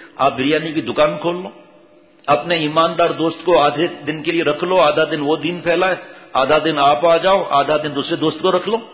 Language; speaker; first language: Urdu; native; Urdu